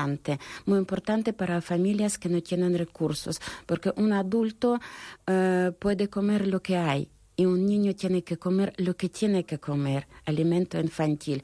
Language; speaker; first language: Spanish; non-native, fluent; Russian